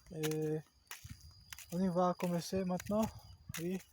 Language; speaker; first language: French; non-native, learner; Portuguese